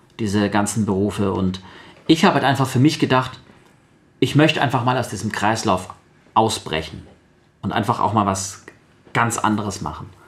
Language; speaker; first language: German; early bilingual, other home language; Russian